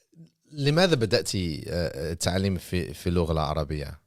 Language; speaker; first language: Arabic; non-native, fluent; English